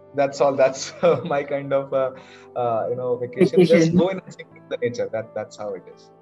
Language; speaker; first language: English; non-native, local second language; Kannada